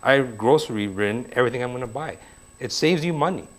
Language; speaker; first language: English; native; English